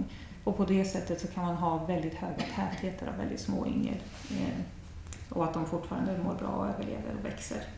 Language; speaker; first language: Swedish; native; Swedish